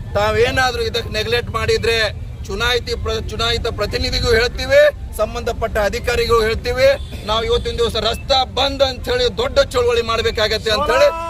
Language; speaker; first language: Kannada; non-native, local second language; Lambadi